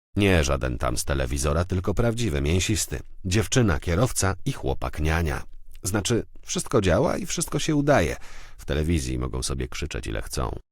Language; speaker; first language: Polish; native; Polish